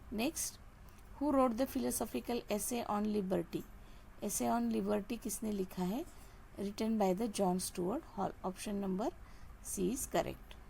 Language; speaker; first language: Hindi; non-native, local second language; Marathi